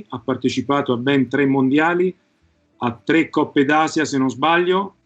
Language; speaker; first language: Italian; native; Italian